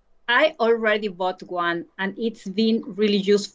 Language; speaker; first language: English; non-native, learner; Spanish